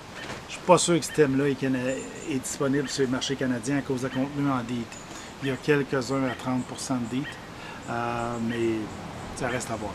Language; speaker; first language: French; native; French